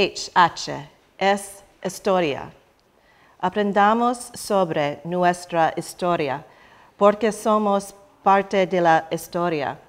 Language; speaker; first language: Spanish; non-native, learner; English